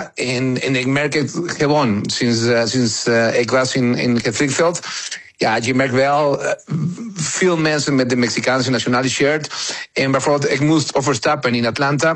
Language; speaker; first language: Dutch; non-native, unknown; Spanish